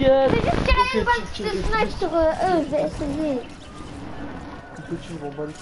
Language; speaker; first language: French; native; French